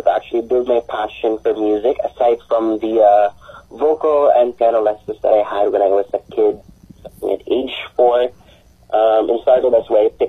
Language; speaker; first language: English; non-native, local second language; Aklanon